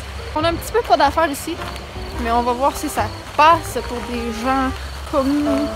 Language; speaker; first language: French; native; French